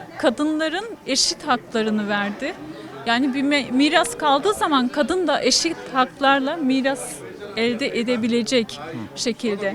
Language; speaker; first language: Turkish; native; Turkish